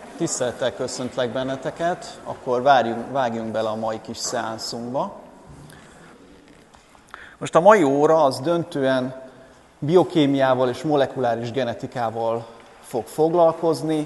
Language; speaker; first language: Hungarian; native; Hungarian